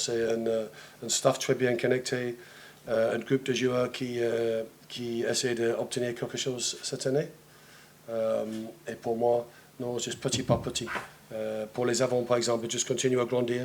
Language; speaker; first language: French; non-native, fluent; English